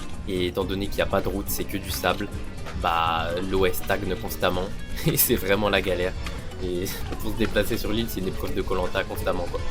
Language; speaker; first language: French; native; French